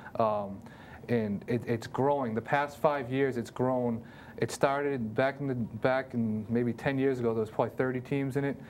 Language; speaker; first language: English; native; English